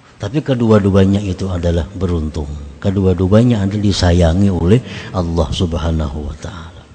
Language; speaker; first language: Indonesian; non-native, local second language; Banjar